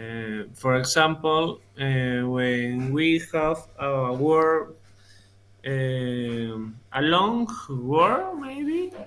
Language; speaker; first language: English; non-native, learner; Spanish